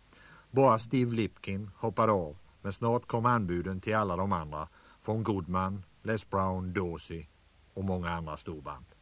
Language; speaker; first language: Swedish; native; Swedish